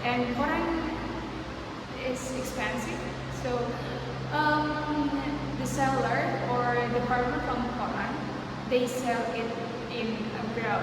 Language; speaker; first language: English; non-native, learner; Indonesian